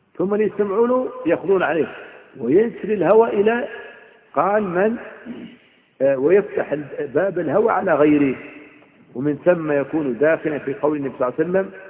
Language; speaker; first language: Arabic; native; Arabic